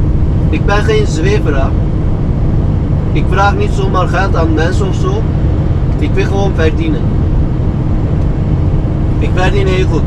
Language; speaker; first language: Dutch; non-native, fluent; Turkish